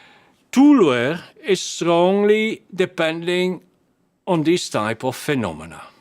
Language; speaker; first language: English; non-native, fluent; Dutch